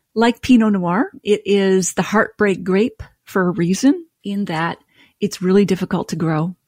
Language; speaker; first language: English; native; English